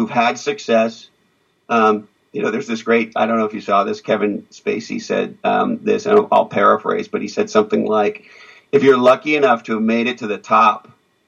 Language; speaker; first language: English; native; English